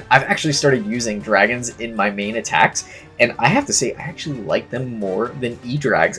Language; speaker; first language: English; native; English